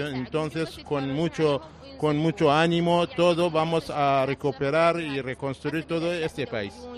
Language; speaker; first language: Spanish; non-native, fluent; Arabic